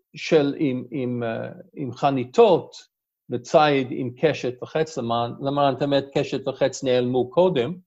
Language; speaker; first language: Hebrew; non-native, fluent; English